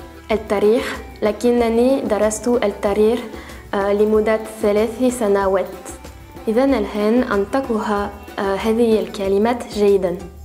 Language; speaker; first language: Arabic; non-native, learner; French